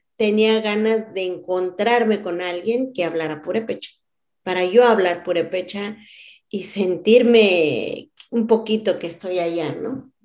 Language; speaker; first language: Spanish; non-native, local second language; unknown